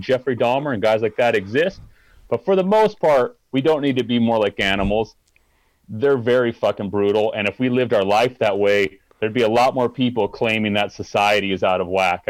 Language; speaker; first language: English; native; English